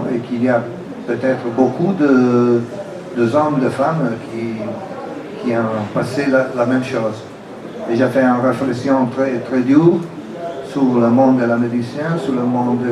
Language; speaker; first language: French; non-native, fluent; Italian